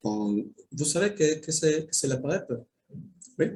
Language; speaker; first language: French; non-native, learner; Spanish